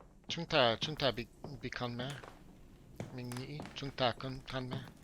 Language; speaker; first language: Vietnamese; non-native, learner; English